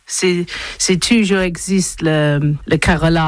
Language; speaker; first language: French; non-native, learner; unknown